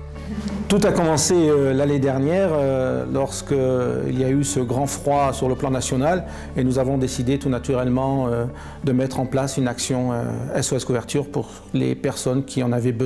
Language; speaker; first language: French; native; French